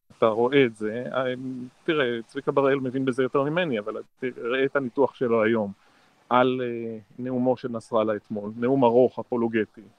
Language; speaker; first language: Hebrew; native; Hebrew